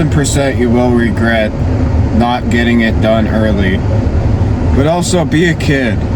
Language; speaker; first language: English; native; English